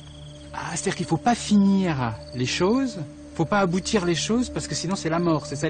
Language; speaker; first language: French; native; French